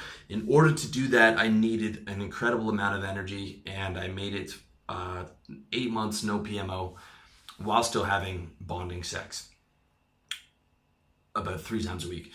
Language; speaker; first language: English; native; English